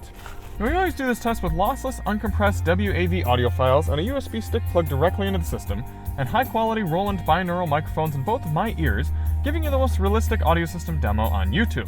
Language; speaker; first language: English; native; English